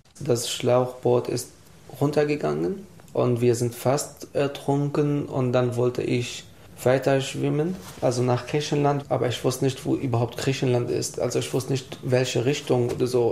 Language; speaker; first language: German; non-native, fluent; Arabic